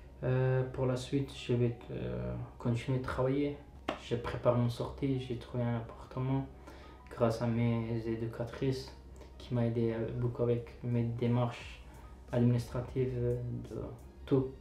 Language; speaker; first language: French; non-native, fluent; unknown